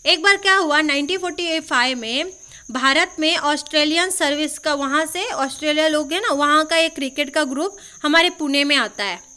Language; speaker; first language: Hindi; non-native, local second language; Marathi